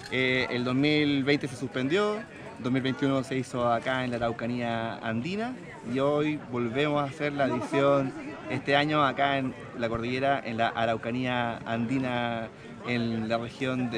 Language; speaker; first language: Spanish; native; Spanish